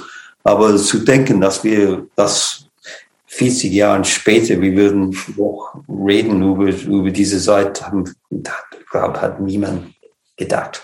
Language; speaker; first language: German; non-native, fluent; English